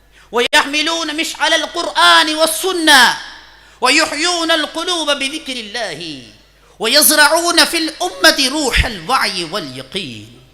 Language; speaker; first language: Arabic; non-native, fluent; Urdu